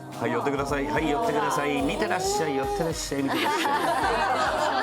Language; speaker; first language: Japanese; native; Japanese